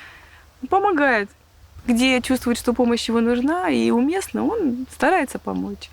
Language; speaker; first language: Russian; native; Russian